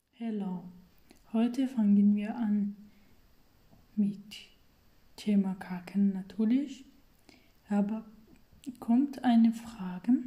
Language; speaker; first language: German; non-native, learner; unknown